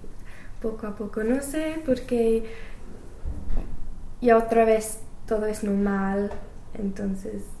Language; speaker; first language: Spanish; non-native, learner; English